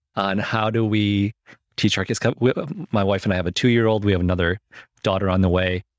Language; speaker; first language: English; early bilingual, other home language; Chinese